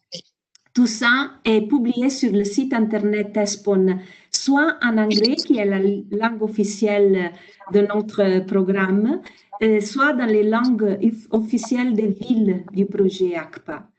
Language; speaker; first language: French; non-native, fluent; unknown